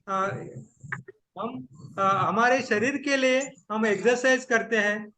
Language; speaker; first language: Hindi; non-native, local second language; Marathi